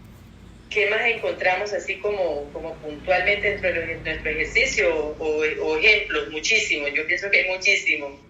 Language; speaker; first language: Spanish; native; Spanish